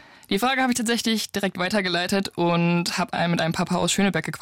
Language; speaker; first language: German; native; German